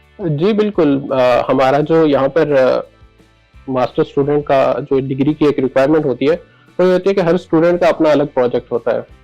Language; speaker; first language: Urdu; non-native, local second language; Punjabi